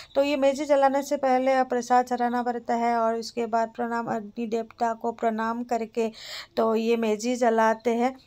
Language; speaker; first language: Hindi; non-native, local second language; Assamese